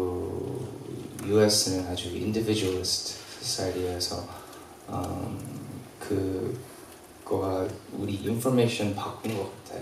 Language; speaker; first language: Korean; early bilingual, heritage; English